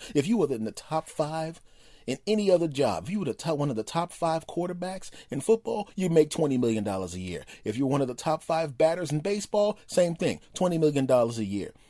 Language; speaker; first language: English; native; English